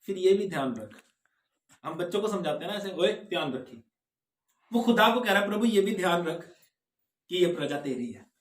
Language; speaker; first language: Hindi; non-native, local second language; Punjabi